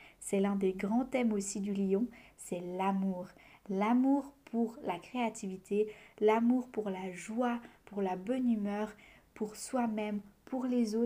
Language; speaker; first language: French; native; French